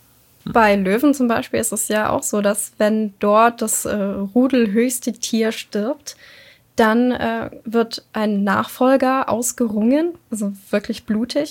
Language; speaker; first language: German; native; German